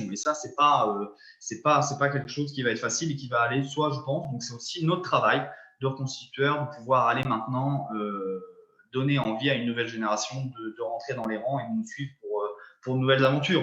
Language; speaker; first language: French; native; French